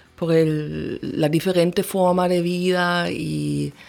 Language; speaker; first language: Spanish; non-native, fluent; German